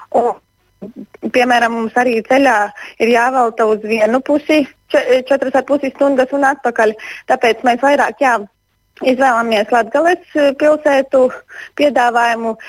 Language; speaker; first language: Latvian; native; Latvian